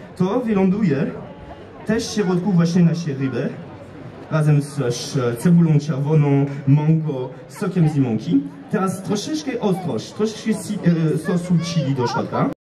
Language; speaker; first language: Polish; non-native, fluent; French